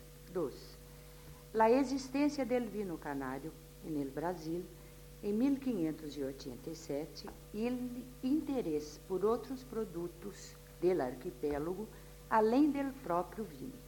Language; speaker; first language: Spanish; non-native, fluent; Portuguese